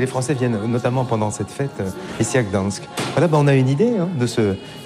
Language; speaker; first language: French; native; French